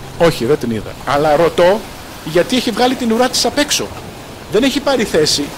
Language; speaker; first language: Greek; early bilingual, heritage; Greek